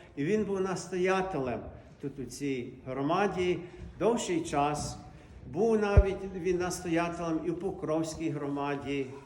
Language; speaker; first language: Ukrainian; early bilingual, heritage; Ukrainian